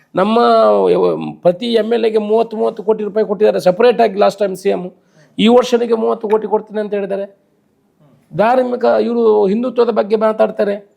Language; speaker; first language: Kannada; non-native, local second language; Tulu